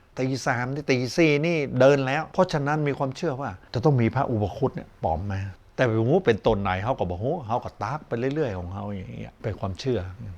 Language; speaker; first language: Thai; native; Thai